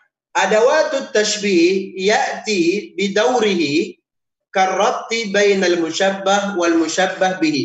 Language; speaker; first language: Arabic; non-native, fluent; Indonesian